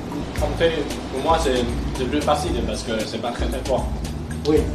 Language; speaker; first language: French; non-native, learner; Chinese